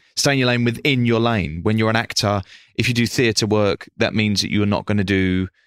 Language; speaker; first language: English; native; English